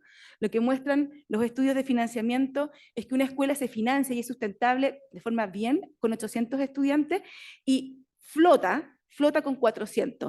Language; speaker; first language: Spanish; native; Spanish